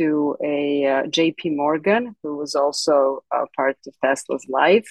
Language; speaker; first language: English; non-native, fluent; Serbian